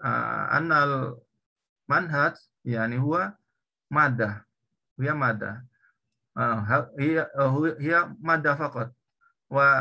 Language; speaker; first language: Arabic; non-native, learner; Indonesian